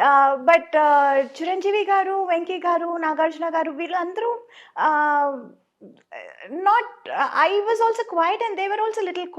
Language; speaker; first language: Telugu; non-native, local second language; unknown